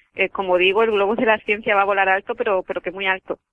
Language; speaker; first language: Spanish; native; Spanish